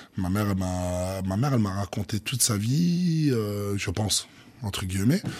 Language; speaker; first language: French; native; French